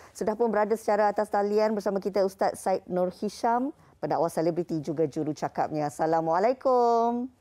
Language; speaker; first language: Malay; native; Malay